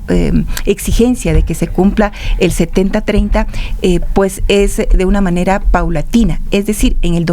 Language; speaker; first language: Spanish; native; Spanish